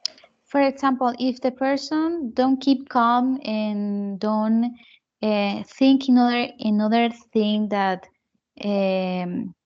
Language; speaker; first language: English; non-native, learner; Spanish